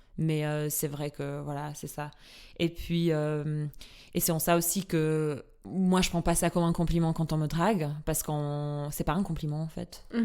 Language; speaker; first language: French; non-native, fluent; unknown